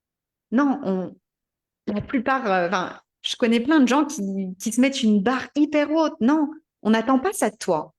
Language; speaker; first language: French; native; French